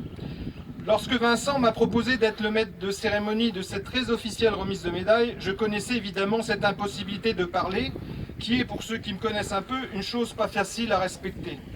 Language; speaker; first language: French; native; French